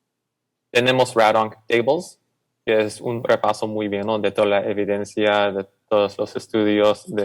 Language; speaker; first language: Spanish; non-native, fluent; English